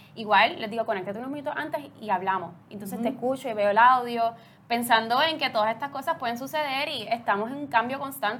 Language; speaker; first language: Spanish; native; Spanish